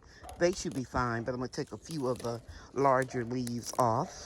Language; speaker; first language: English; native; English